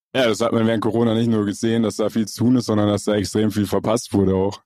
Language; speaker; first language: German; native; German